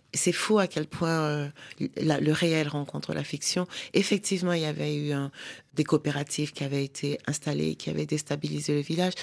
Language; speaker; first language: French; native; French